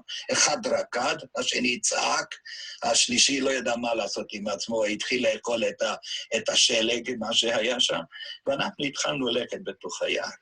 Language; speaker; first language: Hebrew; non-native, fluent; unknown